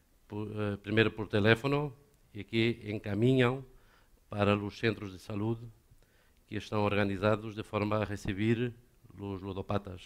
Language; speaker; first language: Spanish; non-native, learner; Portuguese